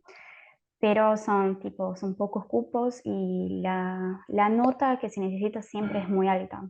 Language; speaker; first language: Spanish; native; Spanish